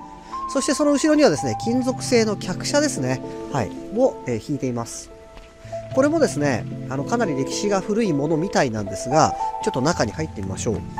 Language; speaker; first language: Japanese; native; Japanese